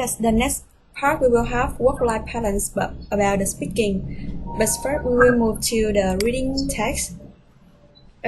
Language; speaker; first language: English; non-native, fluent; Vietnamese